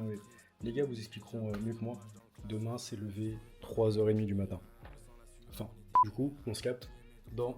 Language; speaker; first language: French; native; French